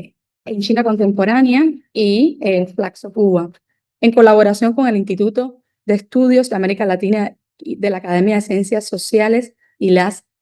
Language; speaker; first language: Spanish; native; Spanish